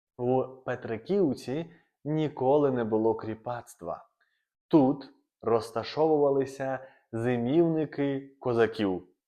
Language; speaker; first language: Ukrainian; native; Ukrainian